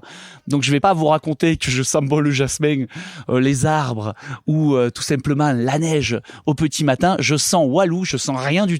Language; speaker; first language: French; native; French